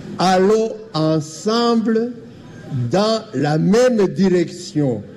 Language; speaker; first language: French; non-native, local second language; Rundi